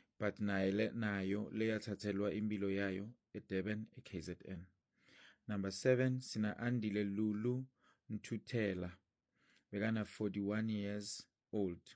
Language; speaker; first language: Zulu; non-native, local second language; Swati